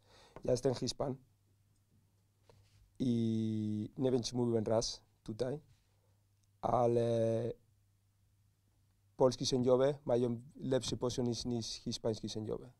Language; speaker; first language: Polish; non-native, learner; Spanish